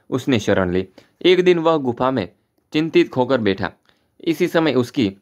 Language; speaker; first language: Hindi; non-native, local second language; Gujarati